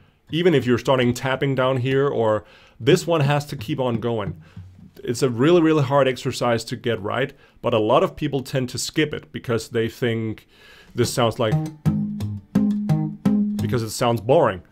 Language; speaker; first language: English; non-native, fluent; Danish